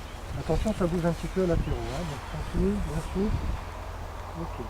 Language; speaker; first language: French; native; French